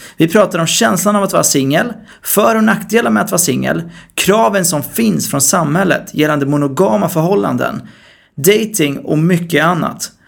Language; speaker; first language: Swedish; early bilingual, other home language; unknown